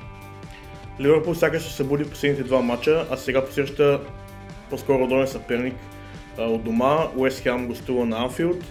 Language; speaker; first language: Bulgarian; native; Bulgarian